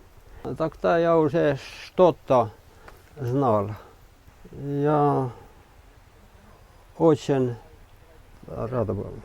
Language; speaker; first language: Russian; non-native, learner; Estonian